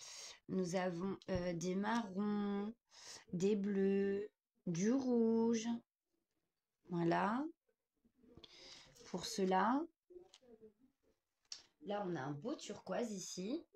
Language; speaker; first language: French; native; French